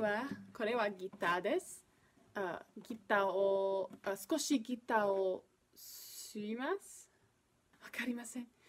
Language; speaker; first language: Japanese; non-native, learner; English